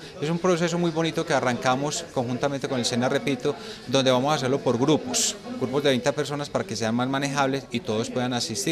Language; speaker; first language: Spanish; native; Spanish